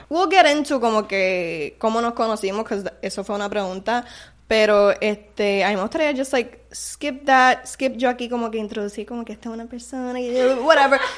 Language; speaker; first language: Spanish; native; Spanish